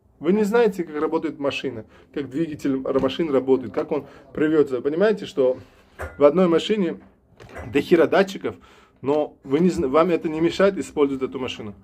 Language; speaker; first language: Russian; non-native, local second language; Uzbek